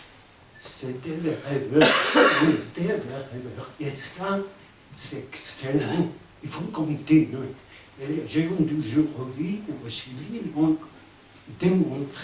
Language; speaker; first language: French; non-native, fluent; Spanish